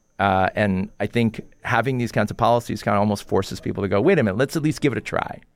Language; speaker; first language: English; early bilingual, other home language; Korean